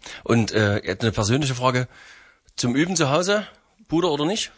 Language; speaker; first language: German; native; German